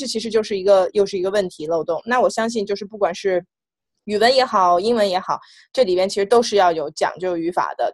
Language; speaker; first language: Chinese; native; Chinese